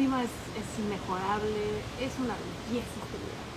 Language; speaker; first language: Spanish; early bilingual, other home language; Polish